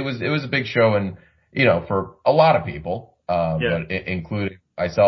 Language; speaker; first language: English; native; English